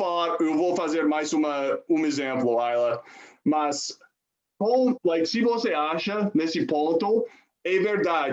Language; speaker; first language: Portuguese; non-native, fluent; English